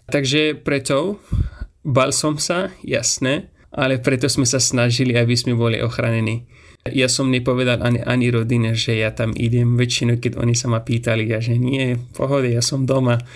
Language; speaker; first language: Slovak; non-native, fluent; Persian